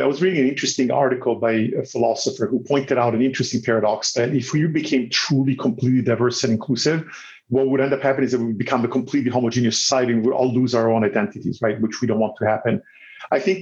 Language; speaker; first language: English; non-native, fluent; Italian